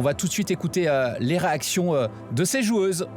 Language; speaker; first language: French; native; French